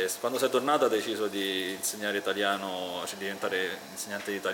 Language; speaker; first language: Italian; native; Italian